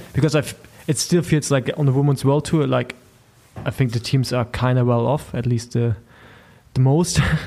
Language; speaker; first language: English; non-native, fluent; German